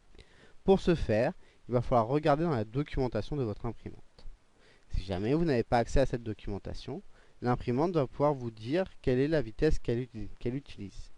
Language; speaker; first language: French; native; French